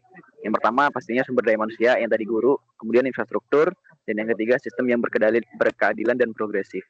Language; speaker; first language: Indonesian; native; Indonesian